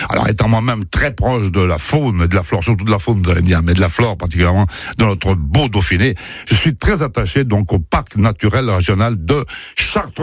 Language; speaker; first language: French; native; French